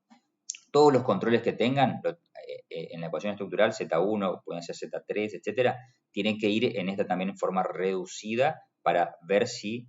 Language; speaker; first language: Spanish; native; Spanish